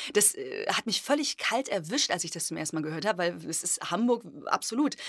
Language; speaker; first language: German; early bilingual, other home language; Polish